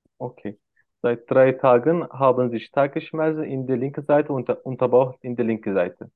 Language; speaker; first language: German; non-native, learner; Turkish